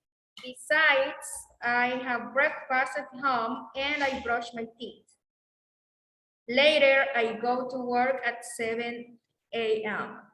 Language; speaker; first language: English; non-native, learner; Spanish